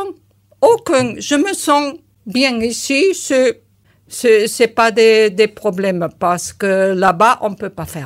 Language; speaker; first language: French; non-native, learner; German